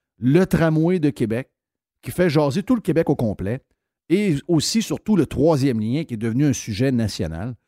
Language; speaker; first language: French; native; French